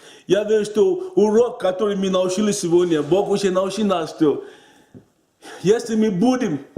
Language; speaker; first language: Russian; non-native, learner; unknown